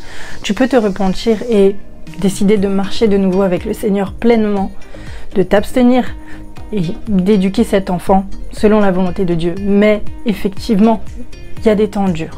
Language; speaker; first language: French; native; French